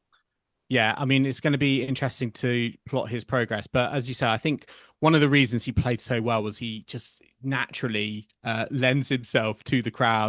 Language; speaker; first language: English; native; English